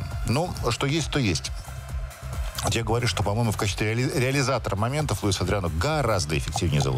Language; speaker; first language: Russian; native; Russian